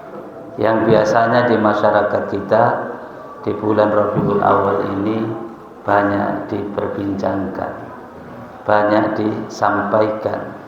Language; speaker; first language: Indonesian; native; Indonesian